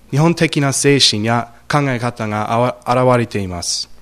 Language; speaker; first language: Japanese; non-native, fluent; English